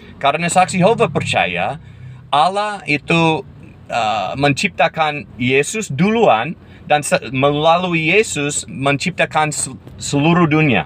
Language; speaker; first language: Indonesian; non-native, fluent; English